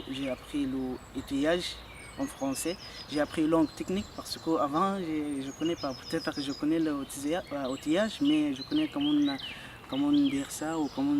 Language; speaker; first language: French; non-native, learner; Arabic